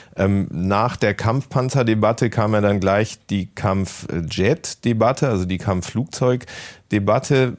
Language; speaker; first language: German; native; German